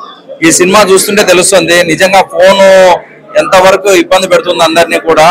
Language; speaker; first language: Telugu; native; Telugu